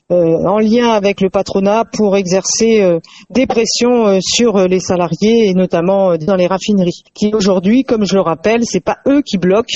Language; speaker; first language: French; native; French